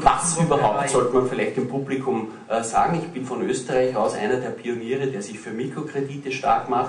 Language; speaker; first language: German; native; German